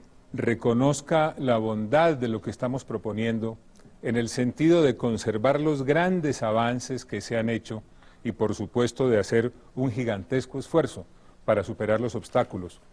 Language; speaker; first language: Spanish; native; Spanish